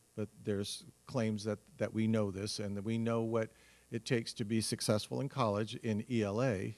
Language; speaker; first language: English; native; English